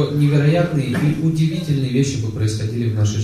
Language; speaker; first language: Russian; native; Russian